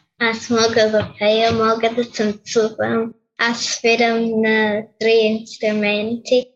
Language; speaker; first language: Bulgarian; early bilingual, heritage; Bulgarian